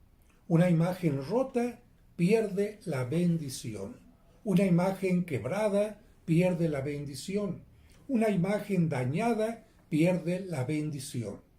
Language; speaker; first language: Spanish; native; Spanish